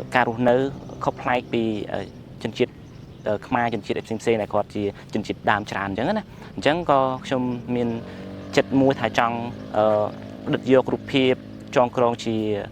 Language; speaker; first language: Khmer; non-native, local second language; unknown